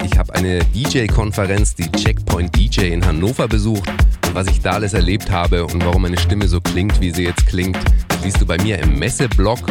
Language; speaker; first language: German; native; German